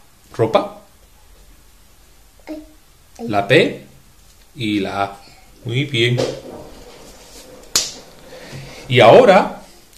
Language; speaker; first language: Spanish; native; Spanish